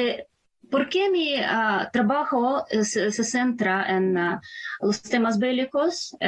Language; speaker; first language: Spanish; non-native, fluent; Ukrainian